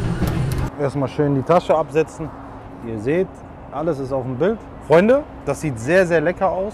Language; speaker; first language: German; non-native, local second language; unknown